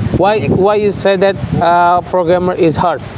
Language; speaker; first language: English; non-native, learner; Indonesian